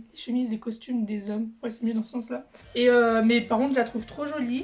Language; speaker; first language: French; native; French